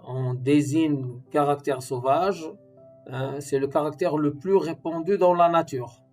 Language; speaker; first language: French; non-native, local second language; Arabic